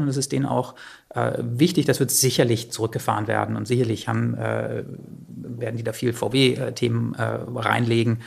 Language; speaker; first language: German; native; German